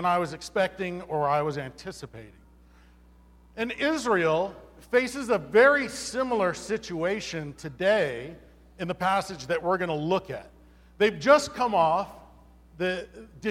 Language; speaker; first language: English; native; English